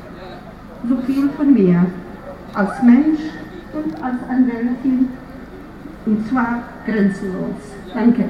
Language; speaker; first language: German; non-native, fluent; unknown